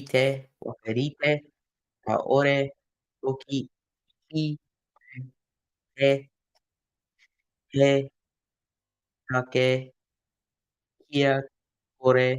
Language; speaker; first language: Māori; non-native, learner; English